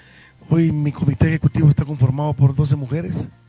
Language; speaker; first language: Spanish; native; Spanish